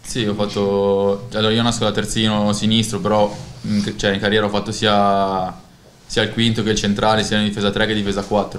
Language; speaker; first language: Italian; native; Italian